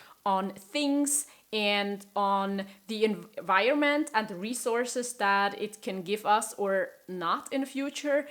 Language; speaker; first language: English; non-native, fluent; German